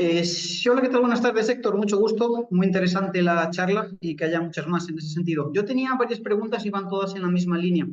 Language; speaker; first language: Spanish; native; Spanish